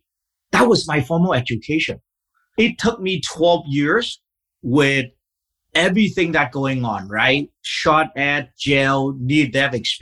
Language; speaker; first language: English; non-native, fluent; Vietnamese